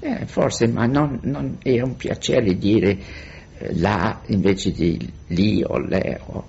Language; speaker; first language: Italian; non-native, fluent; English